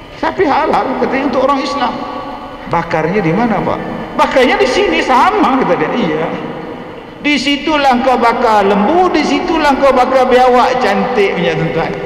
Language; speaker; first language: Malay; native; Malay